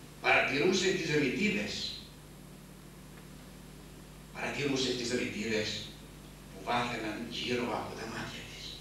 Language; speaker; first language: Greek; native; Greek